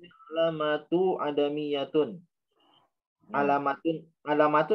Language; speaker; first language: Arabic; non-native, learner; Indonesian